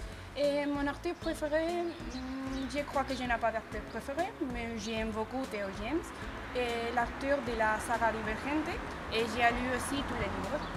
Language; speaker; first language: French; non-native, learner; Spanish